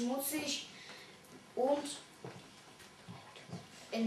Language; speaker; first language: German; non-native, learner; Russian